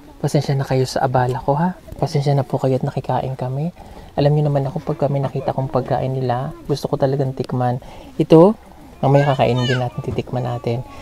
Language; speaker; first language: Filipino; non-native, local second language; Cebuano